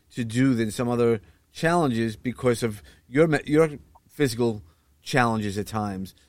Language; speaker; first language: English; native; English